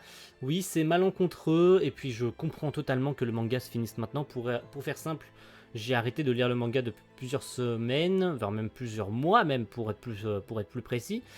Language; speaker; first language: French; native; French